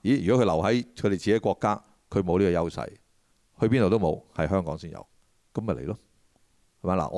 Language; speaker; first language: Cantonese; native; Cantonese